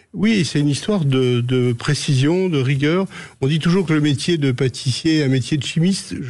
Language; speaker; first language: French; native; French